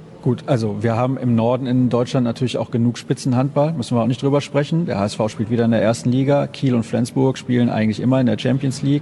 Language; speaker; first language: German; native; German